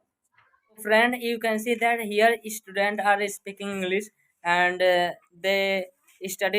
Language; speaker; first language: English; non-native, learner; Hindi